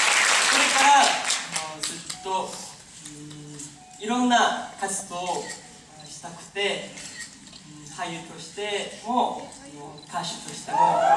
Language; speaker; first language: Japanese; non-native, fluent; Korean